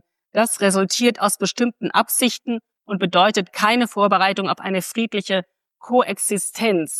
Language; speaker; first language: German; native; German